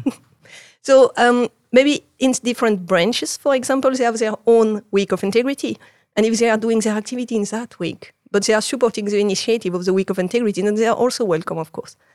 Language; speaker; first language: English; non-native, fluent; French